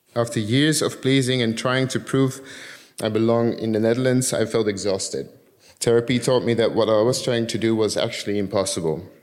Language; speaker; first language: English; early bilingual, other home language; Dutch